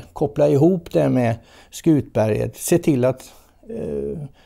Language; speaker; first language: Swedish; native; Swedish